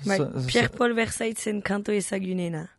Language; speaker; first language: Basque; native; Basque